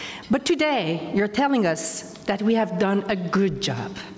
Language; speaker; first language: English; non-native, fluent; French